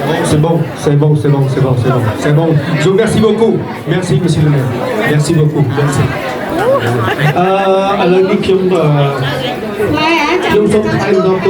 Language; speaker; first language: French; non-native, fluent; Khmer